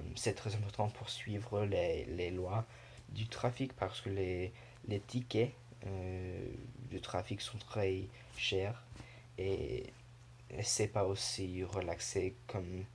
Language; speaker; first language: French; non-native, learner; English